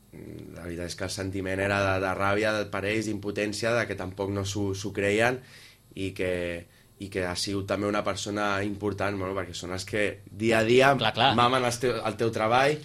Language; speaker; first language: Catalan; native; Catalan